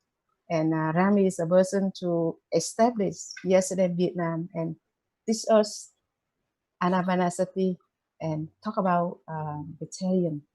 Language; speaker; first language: English; non-native, learner; Vietnamese